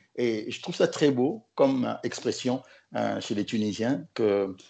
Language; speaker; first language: French; non-native, local second language; Lingala